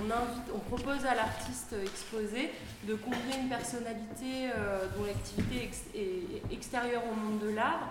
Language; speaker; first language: French; native; French